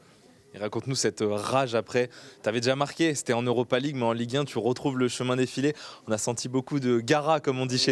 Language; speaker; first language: French; native; French